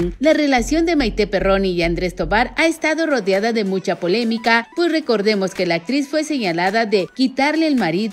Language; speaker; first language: Spanish; native; Spanish